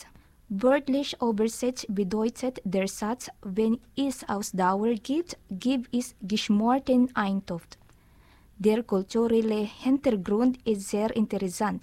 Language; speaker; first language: German; non-native, learner; Filipino